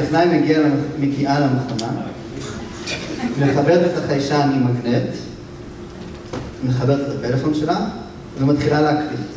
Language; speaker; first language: Hebrew; native; Hebrew